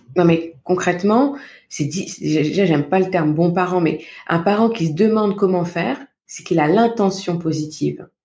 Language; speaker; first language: French; native; French